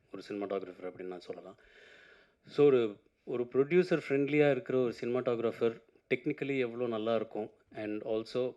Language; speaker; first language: Tamil; non-native, local second language; Telugu